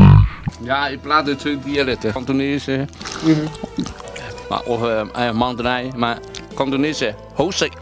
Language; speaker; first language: Dutch; non-native, learner; Cantonese